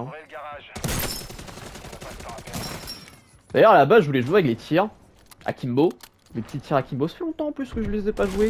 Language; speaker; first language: French; native; French